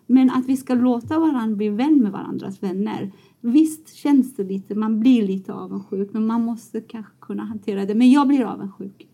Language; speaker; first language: Swedish; non-native, fluent; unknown